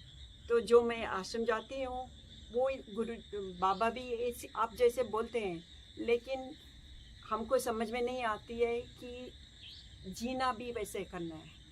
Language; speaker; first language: Hindi; non-native, local second language; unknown